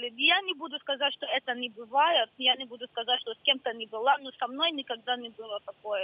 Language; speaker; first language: Ukrainian; non-native, learner; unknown